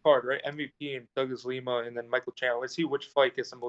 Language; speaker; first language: English; native; English